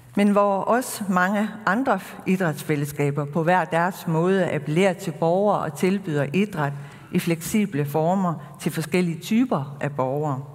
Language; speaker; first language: Danish; native; Danish